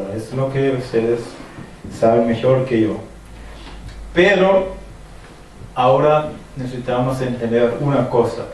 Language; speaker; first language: Spanish; non-native, fluent; German